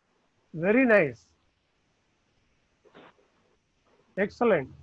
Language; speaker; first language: Hindi; non-native, learner; Tamil